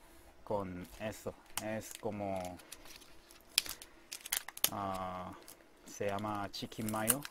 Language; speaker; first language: Spanish; non-native, learner; Korean